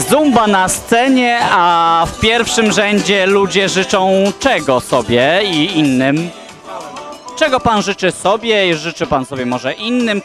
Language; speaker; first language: Polish; native; Polish